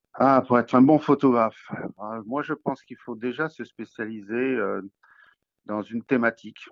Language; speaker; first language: French; native; French